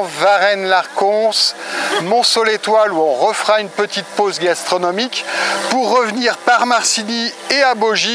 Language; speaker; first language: French; native; French